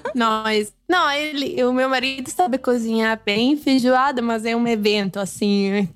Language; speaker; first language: Portuguese; non-native, fluent; Italian